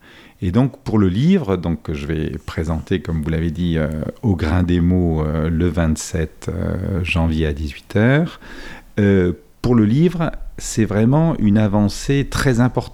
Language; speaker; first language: French; native; French